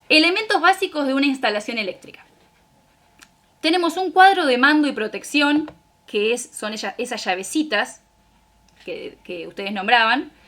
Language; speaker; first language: Spanish; native; Spanish